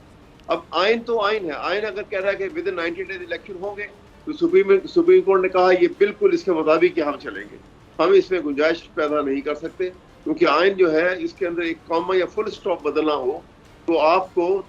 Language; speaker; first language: Urdu; native; Urdu